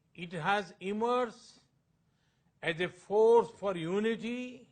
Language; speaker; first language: English; non-native, local second language; Hindi